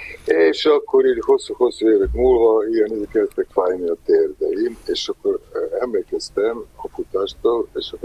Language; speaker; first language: Hungarian; non-native, fluent; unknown